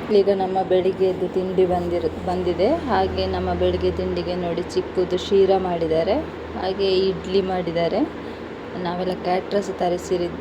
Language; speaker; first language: Kannada; non-native, local second language; Konkani